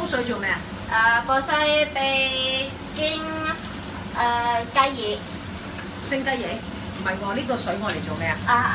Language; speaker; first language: Cantonese; native; Cantonese